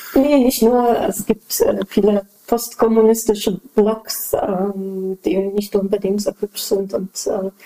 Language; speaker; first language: German; non-native, fluent; Polish